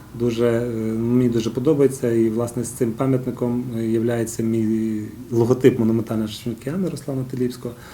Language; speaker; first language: Ukrainian; native; Ukrainian